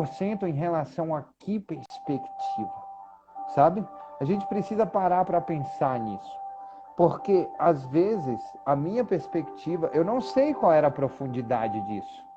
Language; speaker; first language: Portuguese; native; Portuguese